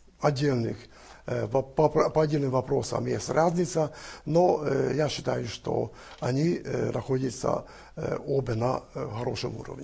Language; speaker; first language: Russian; non-native, fluent; Hungarian